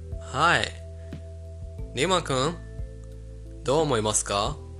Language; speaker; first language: Japanese; non-native, fluent; Persian